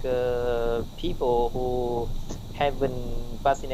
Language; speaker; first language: English; non-native, learner; Vietnamese